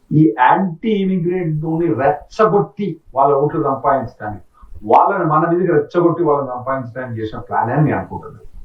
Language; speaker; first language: Telugu; native; Telugu